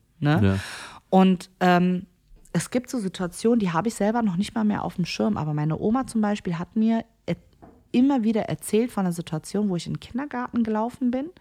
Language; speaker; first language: German; early bilingual, other home language; Korean